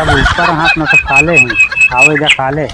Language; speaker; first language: Hindi; non-native, local second language; Awadhi